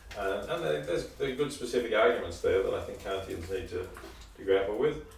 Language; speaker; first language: English; native; English